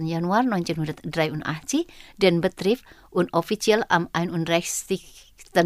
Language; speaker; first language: German; non-native, fluent; Indonesian